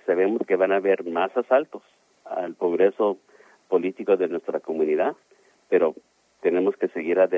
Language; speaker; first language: Spanish; early bilingual, heritage; Spanish